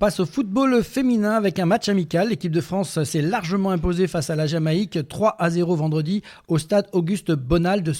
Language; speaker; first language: French; native; French